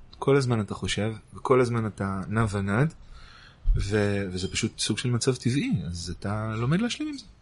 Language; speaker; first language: Hebrew; native; Hebrew